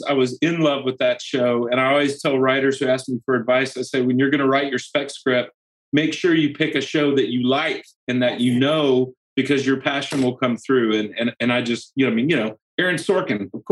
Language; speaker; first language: English; native; English